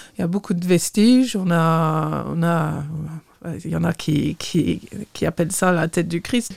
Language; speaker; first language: French; non-native, fluent; English